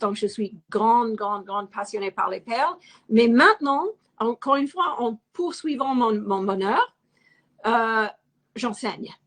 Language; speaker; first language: French; non-native, fluent; English